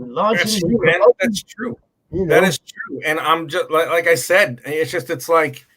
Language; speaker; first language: English; native; English